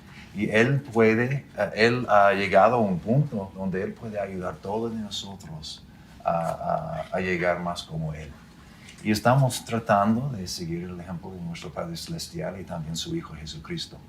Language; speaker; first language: Spanish; non-native, fluent; English